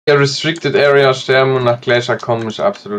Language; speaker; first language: German; native; German